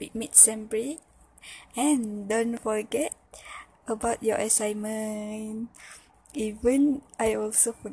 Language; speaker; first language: English; non-native, local second language; Malay